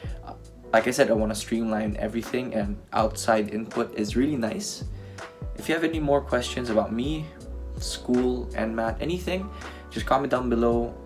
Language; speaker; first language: English; non-native, local second language; Filipino